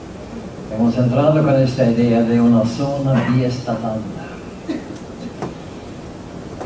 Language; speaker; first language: Spanish; non-native, fluent; Norwegian